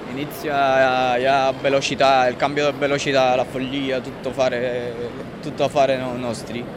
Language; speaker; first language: Italian; non-native, learner; Spanish